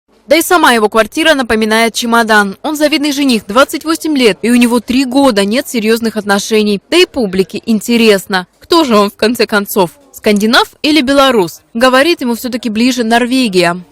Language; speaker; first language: Russian; native; Russian